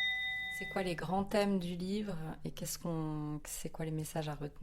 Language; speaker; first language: French; native; French